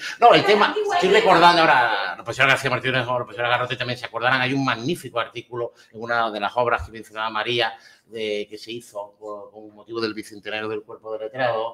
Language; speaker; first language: Spanish; native; Spanish